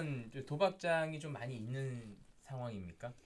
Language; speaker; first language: Korean; native; Korean